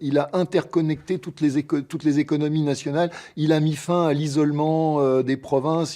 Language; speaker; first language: French; native; French